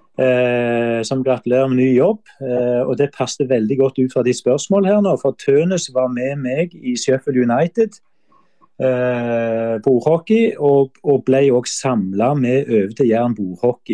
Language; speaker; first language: Norwegian; native; Norwegian